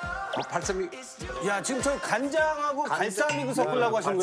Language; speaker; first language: Korean; native; Korean